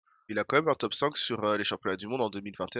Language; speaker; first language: French; native; French